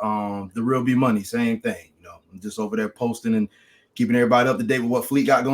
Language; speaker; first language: English; native; English